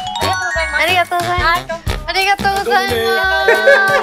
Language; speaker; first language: Japanese; non-native, learner; Korean